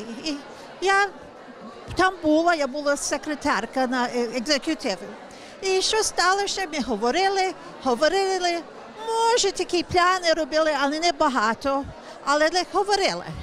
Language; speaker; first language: Ukrainian; early bilingual, heritage; English